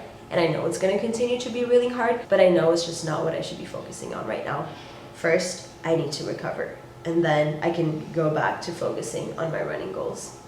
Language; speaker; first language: English; native; English